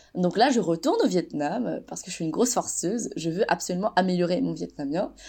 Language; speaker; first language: French; native; French